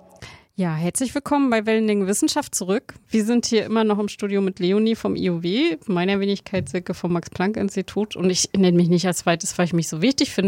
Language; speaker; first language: German; native; German